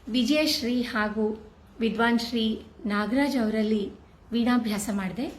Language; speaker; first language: Kannada; native; Kannada